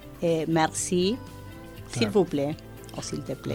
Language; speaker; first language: French; non-native, fluent; Spanish